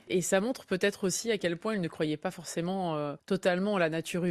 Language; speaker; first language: French; native; French